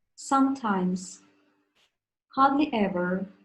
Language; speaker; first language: English; non-native, fluent; Russian